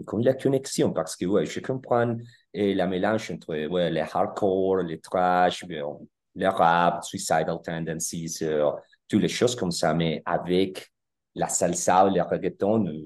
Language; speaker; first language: French; non-native, learner; Spanish